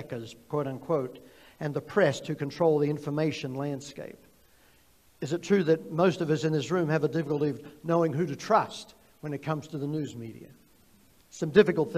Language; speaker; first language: English; native; English